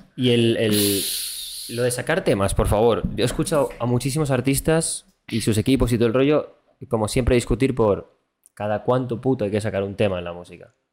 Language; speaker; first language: Spanish; native; Spanish